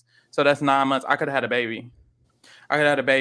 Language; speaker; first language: English; native; English